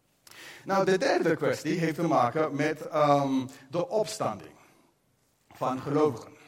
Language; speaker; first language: Dutch; non-native, fluent; English